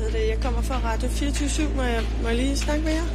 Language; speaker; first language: Danish; native; Danish